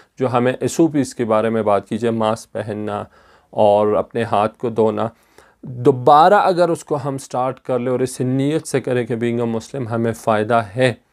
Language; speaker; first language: Urdu; non-native, local second language; Pashto